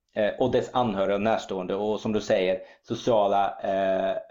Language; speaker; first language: Swedish; early bilingual, other home language; German